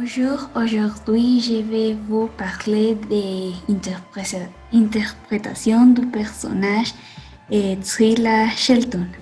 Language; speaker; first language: French; non-native, learner; Spanish